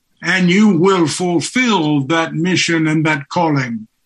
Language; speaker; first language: English; native; English